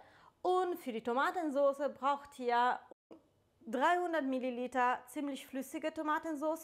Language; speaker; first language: German; non-native, fluent; Italian